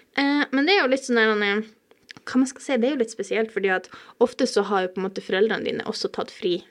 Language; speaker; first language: Norwegian; native; Norwegian